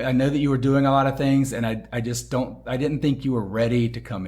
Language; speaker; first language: English; native; English